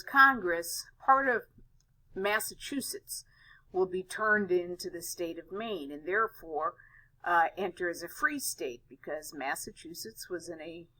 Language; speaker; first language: English; native; English